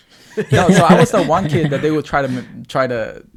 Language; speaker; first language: English; early bilingual, other home language; Spanish